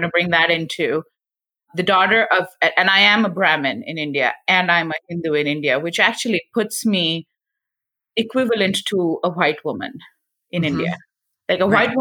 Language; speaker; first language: English; non-native, local second language; Gujarati